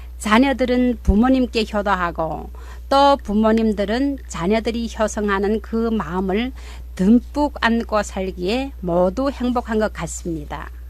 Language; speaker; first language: Korean; native; Korean